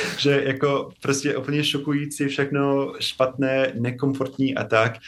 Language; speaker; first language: Czech; non-native, fluent; English